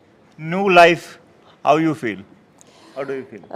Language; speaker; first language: English; non-native, learner; Hindi